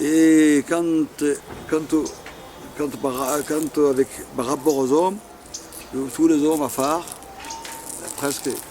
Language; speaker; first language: French; non-native, local second language; Afar